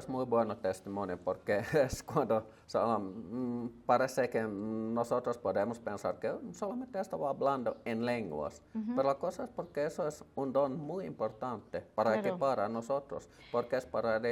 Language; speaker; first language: Spanish; non-native, learner; Finnish